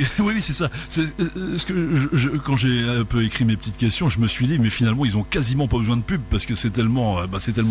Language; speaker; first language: French; native; French